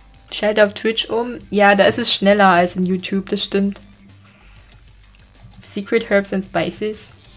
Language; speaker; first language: German; native; German